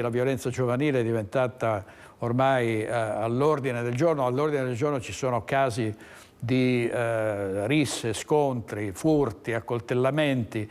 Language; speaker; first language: Italian; native; Italian